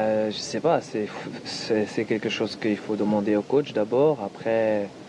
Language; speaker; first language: French; non-native, local second language; Dutch